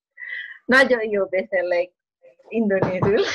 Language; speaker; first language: Hungarian; non-native, learner; Indonesian